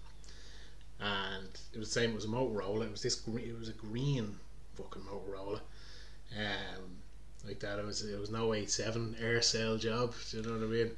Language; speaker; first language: English; native; English